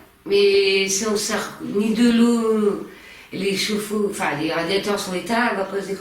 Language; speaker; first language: French; native; French